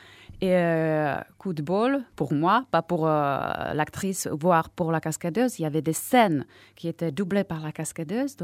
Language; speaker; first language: French; non-native, fluent; Czech